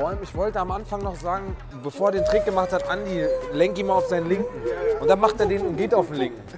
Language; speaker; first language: German; native; German